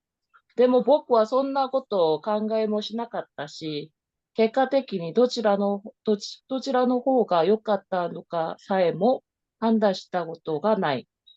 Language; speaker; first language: Japanese; non-native, learner; Korean